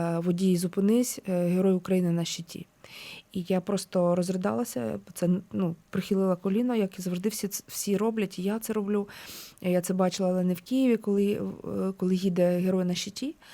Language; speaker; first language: Ukrainian; native; Ukrainian